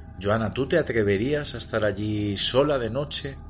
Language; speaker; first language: Spanish; native; Spanish